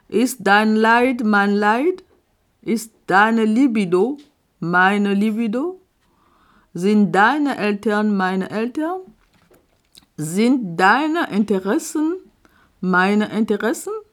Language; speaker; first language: German; non-native, fluent; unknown